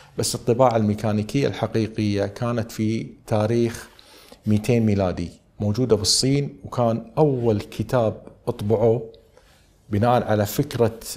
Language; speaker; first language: Arabic; native; Arabic